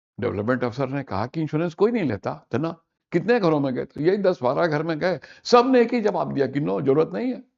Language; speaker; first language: Hindi; native; Hindi